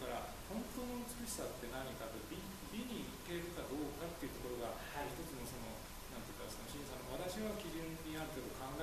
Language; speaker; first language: Japanese; native; Japanese